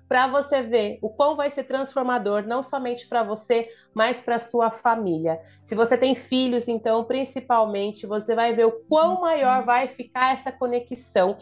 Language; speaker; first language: Portuguese; native; Portuguese